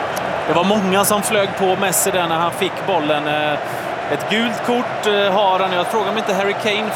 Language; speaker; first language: Swedish; native; Swedish